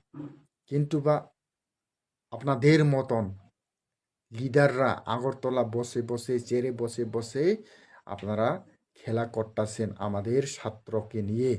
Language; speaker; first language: Bangla; non-native, local second language; Kok Borok